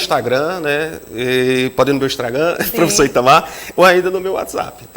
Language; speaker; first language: Portuguese; native; Portuguese